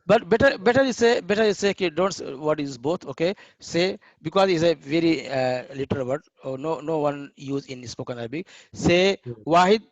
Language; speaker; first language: English; non-native, learner; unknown